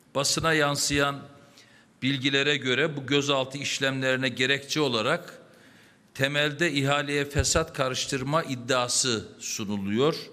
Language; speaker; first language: Turkish; native; Turkish